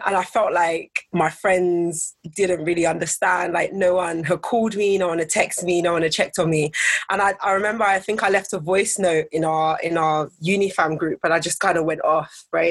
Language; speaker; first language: English; native; English